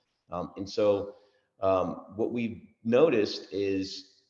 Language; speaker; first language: English; native; English